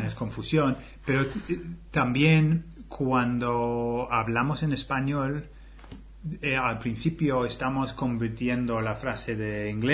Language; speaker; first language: Spanish; non-native, fluent; English